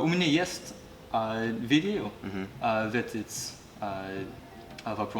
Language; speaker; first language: Russian; non-native, learner; English